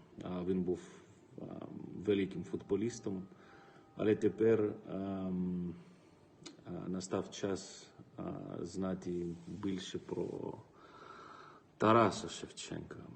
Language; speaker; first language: Ukrainian; non-native, learner; Greek